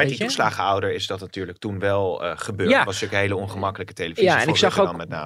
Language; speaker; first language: Dutch; native; Dutch